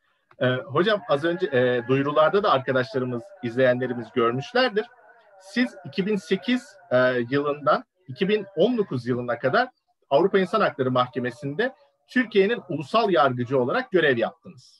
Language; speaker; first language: Turkish; native; Turkish